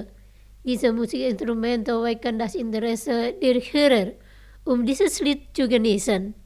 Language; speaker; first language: German; non-native, fluent; Indonesian